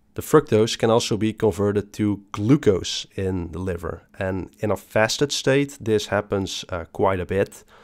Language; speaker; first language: English; non-native, fluent; Dutch